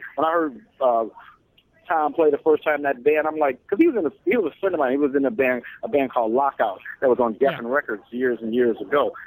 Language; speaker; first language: English; native; English